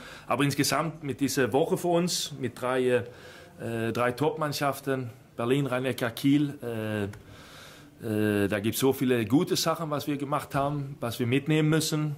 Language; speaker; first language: German; non-native, fluent; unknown